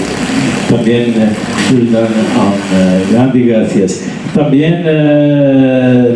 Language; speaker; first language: Spanish; non-native, learner; Arabic